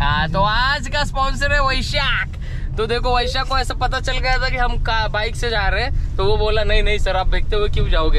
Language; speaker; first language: Hindi; non-native, local second language; Marathi